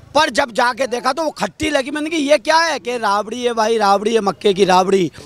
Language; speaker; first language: Hindi; native; Hindi